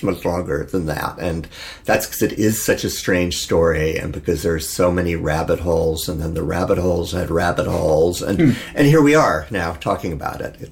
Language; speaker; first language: English; native; English